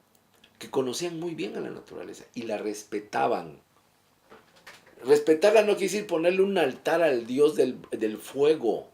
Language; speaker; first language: Spanish; native; Spanish